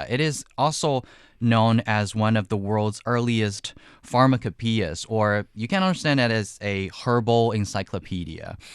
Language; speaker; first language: English; non-native, fluent; Chinese